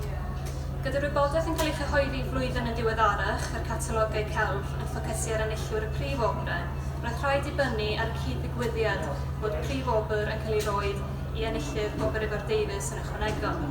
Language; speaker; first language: Welsh; native; Welsh